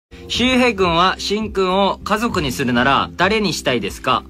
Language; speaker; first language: Japanese; non-native, fluent; Korean